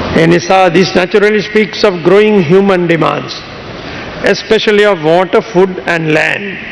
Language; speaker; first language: English; non-native, local second language; Sinhala